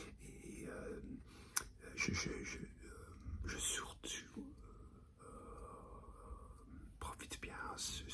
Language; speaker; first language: French; non-native, learner; English